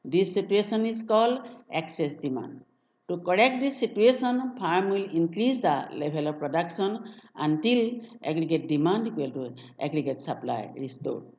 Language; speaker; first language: English; non-native, local second language; Assamese